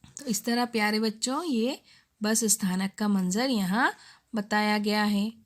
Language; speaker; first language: Hindi; non-native, local second language; Urdu